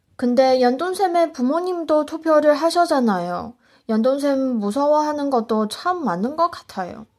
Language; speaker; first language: Korean; non-native, fluent; Chinese